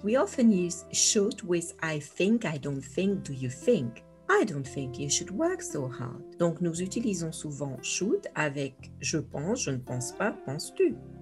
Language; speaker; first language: English; non-native, fluent; French